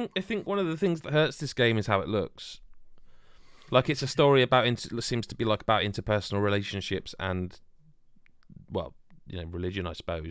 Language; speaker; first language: English; native; English